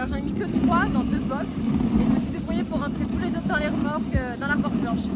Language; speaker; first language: French; native; French